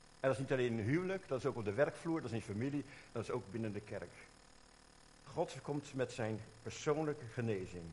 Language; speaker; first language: Dutch; native; Dutch